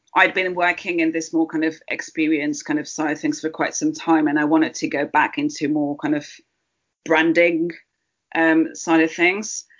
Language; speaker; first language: English; early bilingual, heritage; Spanish